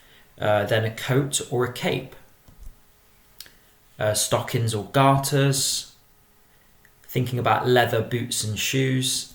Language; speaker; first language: English; native; English